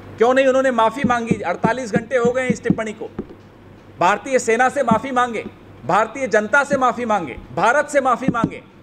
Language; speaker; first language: Hindi; native; Hindi